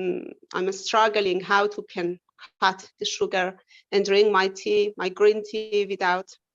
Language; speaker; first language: English; non-native, learner; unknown